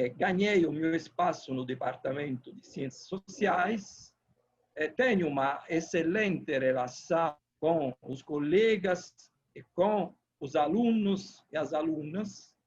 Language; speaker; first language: Portuguese; non-native, fluent; Italian